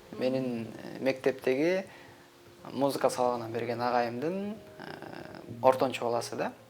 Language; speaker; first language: Kyrgyz; native; Kyrgyz